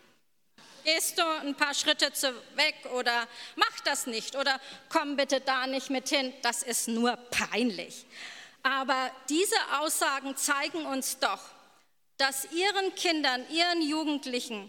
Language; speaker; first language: German; native; German